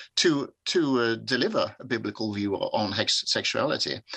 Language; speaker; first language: English; non-native, fluent; Swedish